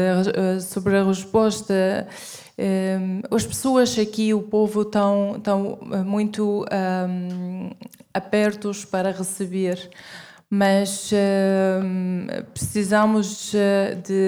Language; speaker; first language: Portuguese; non-native, fluent; Arabic